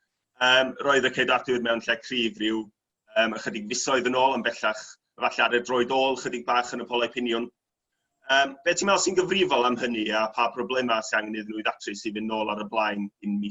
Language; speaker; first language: Welsh; native; Welsh